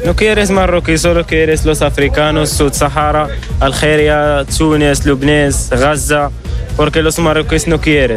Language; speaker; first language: Spanish; non-native, learner; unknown